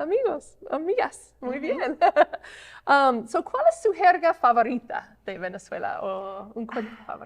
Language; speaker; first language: Spanish; non-native, fluent; English